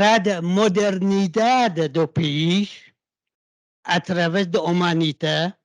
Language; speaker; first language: Portuguese; non-native, learner; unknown